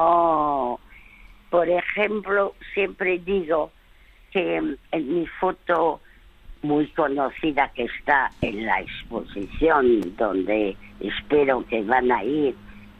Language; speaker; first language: Spanish; non-native, fluent; French